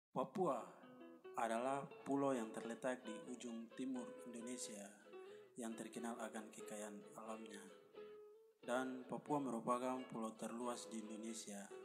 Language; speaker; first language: Indonesian; native; Indonesian